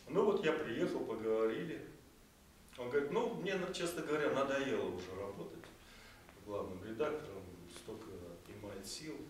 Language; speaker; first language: Russian; native; Russian